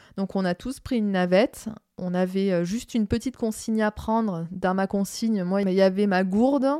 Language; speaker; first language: French; native; French